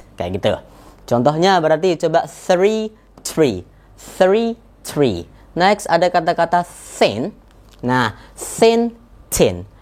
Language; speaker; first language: Indonesian; native; Indonesian